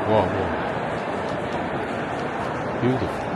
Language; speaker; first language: English; non-native, learner; Chinese